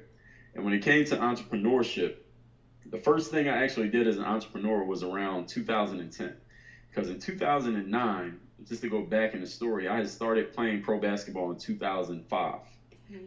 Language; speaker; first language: English; native; English